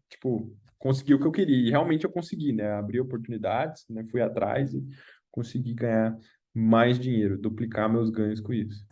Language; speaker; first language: Portuguese; native; Portuguese